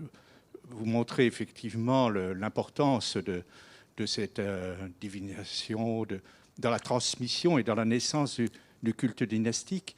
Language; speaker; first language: French; native; French